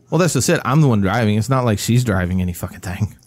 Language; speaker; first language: English; native; English